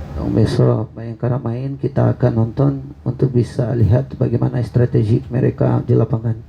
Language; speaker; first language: Indonesian; non-native, fluent; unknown